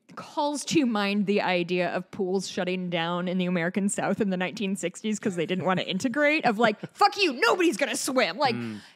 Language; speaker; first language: English; native; English